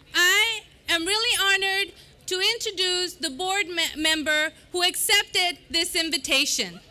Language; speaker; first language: English; early bilingual, other home language; Spanish